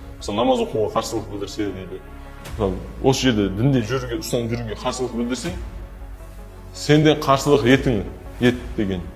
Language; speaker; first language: Kazakh; non-native, local second language; Uzbek